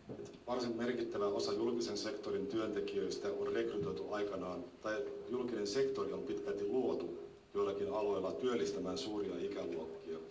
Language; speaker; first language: Finnish; native; Finnish